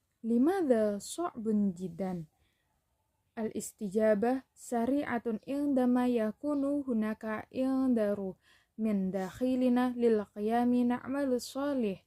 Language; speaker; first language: Arabic; non-native, learner; Indonesian